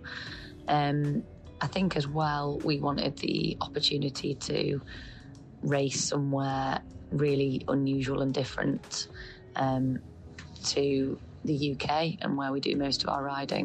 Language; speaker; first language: English; native; English